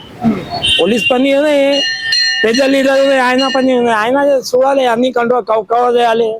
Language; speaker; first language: Telugu; non-native, local second language; Urdu